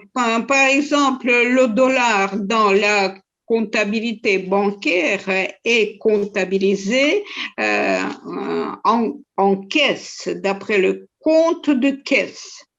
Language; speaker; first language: French; non-native, fluent; Russian